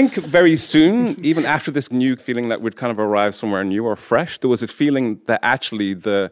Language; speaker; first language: English; native; English